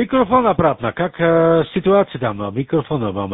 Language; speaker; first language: Russian; non-native, learner; German